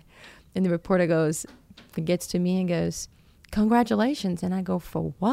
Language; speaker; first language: English; non-native, fluent; Portuguese